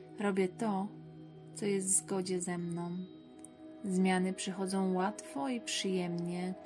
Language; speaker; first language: Polish; native; Polish